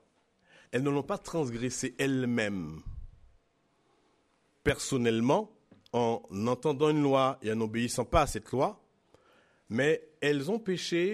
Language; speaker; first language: French; native; French